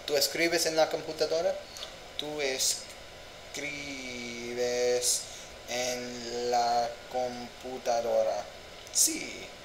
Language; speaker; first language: Spanish; non-native, learner; English